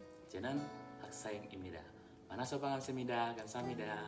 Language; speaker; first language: Korean; non-native, learner; Indonesian